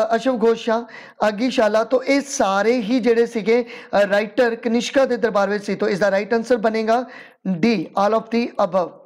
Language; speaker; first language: Hindi; non-native, local second language; Punjabi